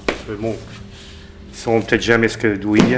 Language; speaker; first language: French; native; French